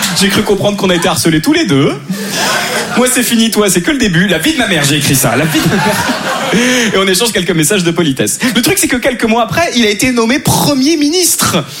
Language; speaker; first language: French; native; French